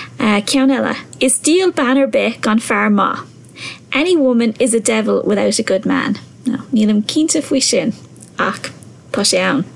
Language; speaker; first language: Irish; non-native, local second language; English